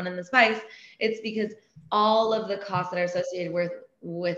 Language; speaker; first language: English; early bilingual, other home language; Persian